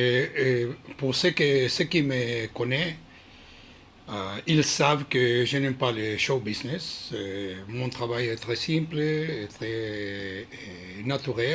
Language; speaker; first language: French; non-native, learner; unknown